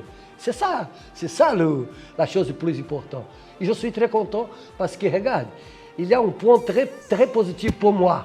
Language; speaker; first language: French; non-native, fluent; Portuguese